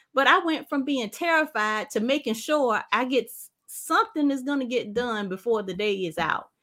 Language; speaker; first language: English; native; English